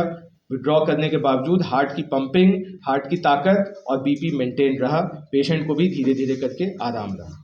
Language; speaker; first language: Hindi; native; Hindi